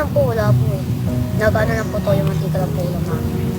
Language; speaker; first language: Filipino; native; Filipino